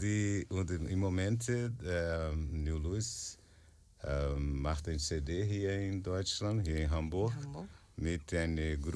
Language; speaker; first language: German; non-native, learner; Portuguese